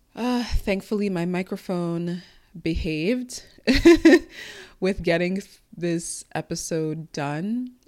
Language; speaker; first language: English; early bilingual, other home language; Igbo